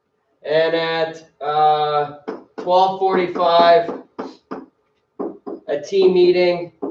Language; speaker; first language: English; native; English